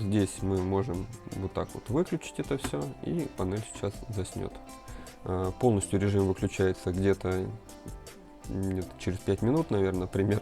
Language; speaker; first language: Russian; native; Russian